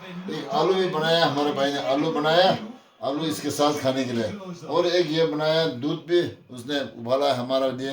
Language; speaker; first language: Hindi; non-native, local second language; Tibetan